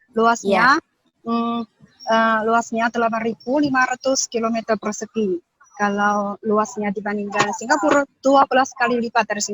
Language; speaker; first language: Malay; non-native, learner; Chinese